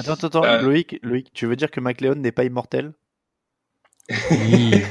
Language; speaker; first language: French; native; French